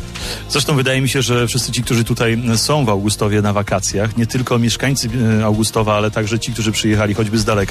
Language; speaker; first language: Polish; native; Polish